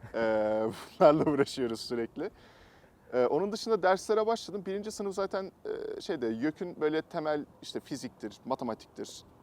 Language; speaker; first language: Turkish; native; Turkish